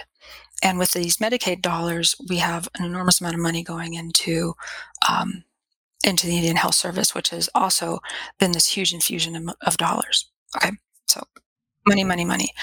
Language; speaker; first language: English; native; English